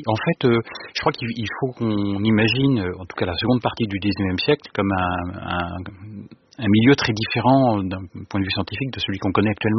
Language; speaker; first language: French; native; French